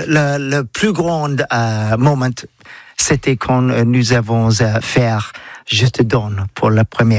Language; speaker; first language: French; non-native, learner; English